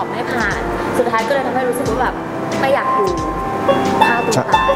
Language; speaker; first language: Thai; native; Thai